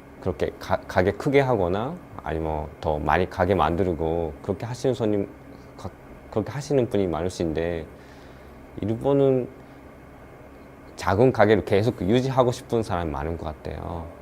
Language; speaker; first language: Korean; non-native, learner; Japanese